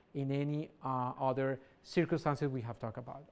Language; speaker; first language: English; non-native, fluent; Spanish